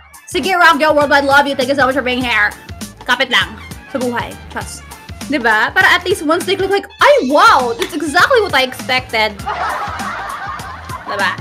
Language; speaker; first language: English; non-native, local second language; Filipino